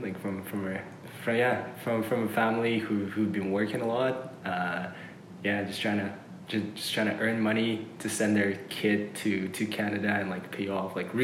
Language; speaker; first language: English; early bilingual, other home language; Uzbek